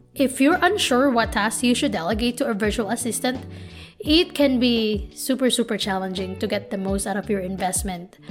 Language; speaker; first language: English; non-native, local second language; Filipino